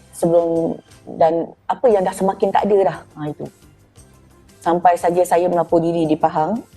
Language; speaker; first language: Malay; native; Malay